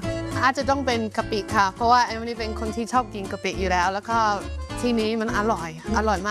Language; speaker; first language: Thai; non-native, fluent; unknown